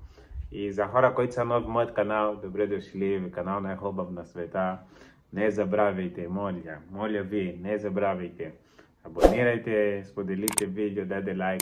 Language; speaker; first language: Bulgarian; non-native, learner; Portuguese